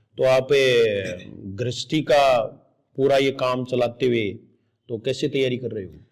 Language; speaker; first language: Hindi; native; Hindi